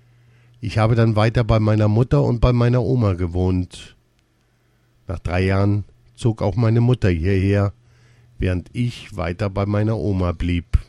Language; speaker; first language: German; non-native, learner; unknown